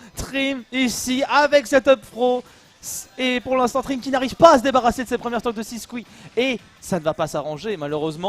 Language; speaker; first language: French; native; French